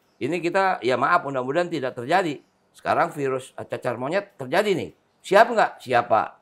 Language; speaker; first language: Indonesian; native; Indonesian